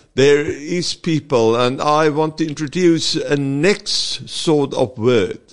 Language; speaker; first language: English; non-native, local second language; Afrikaans